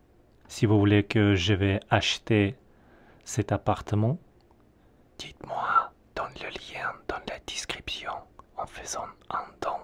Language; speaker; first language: French; non-native, learner; Russian